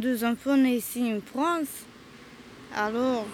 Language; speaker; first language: French; non-native, learner; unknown